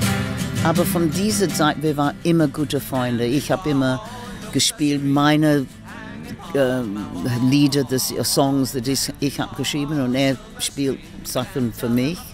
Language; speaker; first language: German; non-native, learner; English